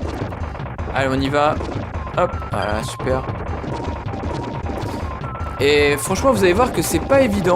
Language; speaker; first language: French; native; French